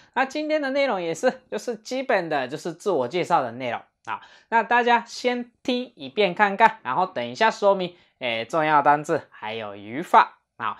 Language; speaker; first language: Chinese; non-native, fluent; Japanese